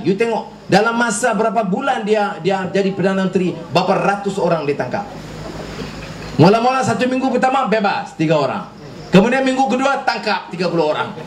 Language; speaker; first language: Malay; native; Malay